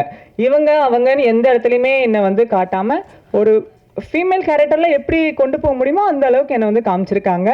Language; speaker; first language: Tamil; native; Tamil